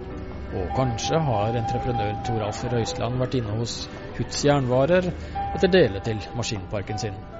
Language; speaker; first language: Norwegian; native; Norwegian